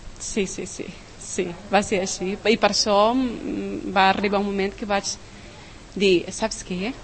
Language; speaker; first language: Catalan; non-native, fluent; Portuguese